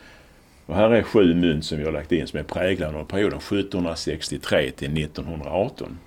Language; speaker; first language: Swedish; native; Swedish